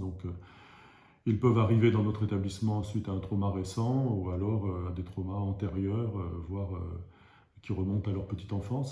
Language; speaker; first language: French; native; French